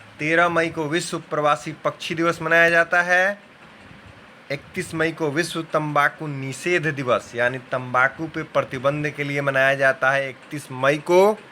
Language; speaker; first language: Hindi; native; Hindi